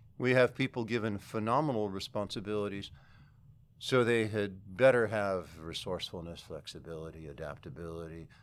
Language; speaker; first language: English; native; English